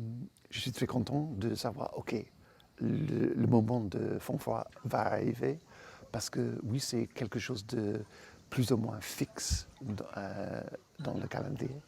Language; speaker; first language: French; non-native, fluent; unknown